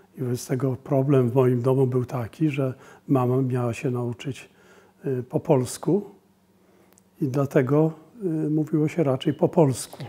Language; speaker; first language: Polish; native; Polish